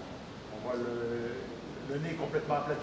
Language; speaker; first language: French; native; French